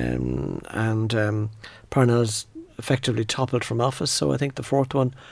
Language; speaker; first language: English; native; English